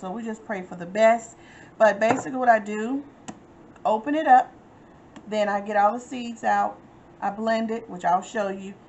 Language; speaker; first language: English; native; English